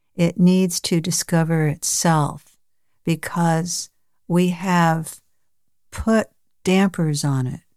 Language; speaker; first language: English; native; English